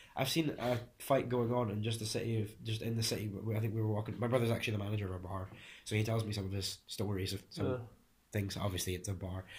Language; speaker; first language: English; early bilingual, other home language; Hungarian